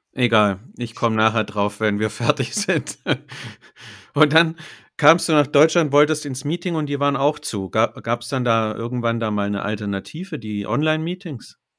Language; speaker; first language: German; native; German